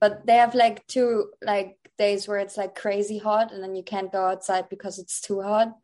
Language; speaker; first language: English; non-native, fluent; Dutch